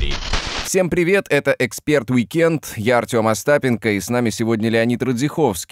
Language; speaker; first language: Russian; native; Russian